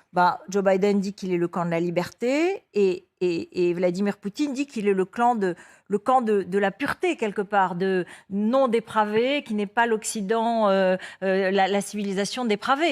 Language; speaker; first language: French; native; French